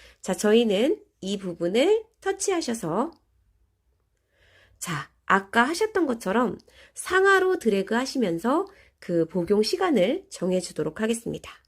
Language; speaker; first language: Korean; native; Korean